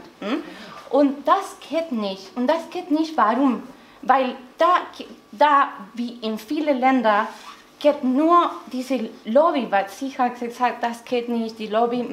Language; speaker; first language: German; non-native, learner; Spanish